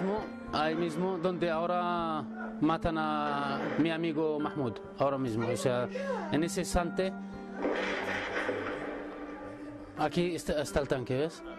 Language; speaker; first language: Spanish; non-native, fluent; Arabic